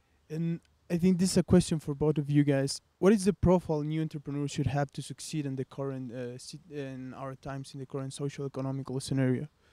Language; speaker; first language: English; non-native, fluent; Spanish